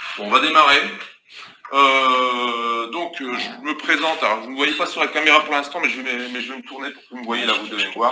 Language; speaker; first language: French; native; French